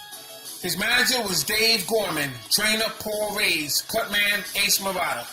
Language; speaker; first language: English; native; English